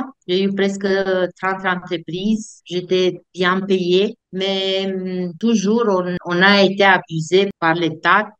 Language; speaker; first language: French; non-native, fluent; Romanian